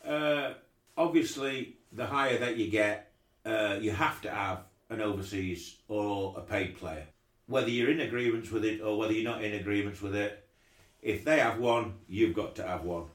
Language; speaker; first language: English; native; English